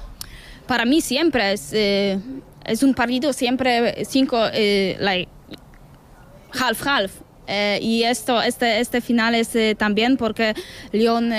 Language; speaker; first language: Spanish; non-native, learner; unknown